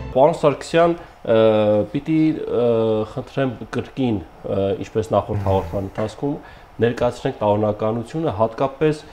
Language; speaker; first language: Armenian; native; Armenian